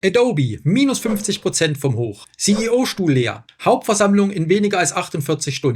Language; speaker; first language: German; native; German